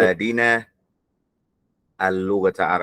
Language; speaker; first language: Arabic; non-native, learner; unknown